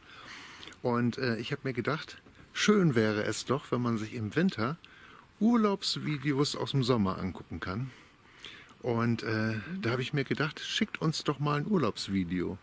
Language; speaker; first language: German; native; German